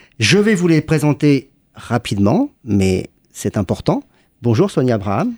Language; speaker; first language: French; native; French